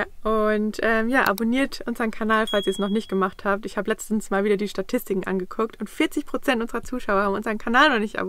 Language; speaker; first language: German; native; German